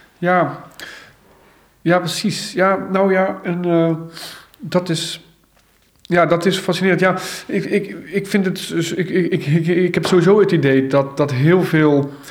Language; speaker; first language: Dutch; native; Dutch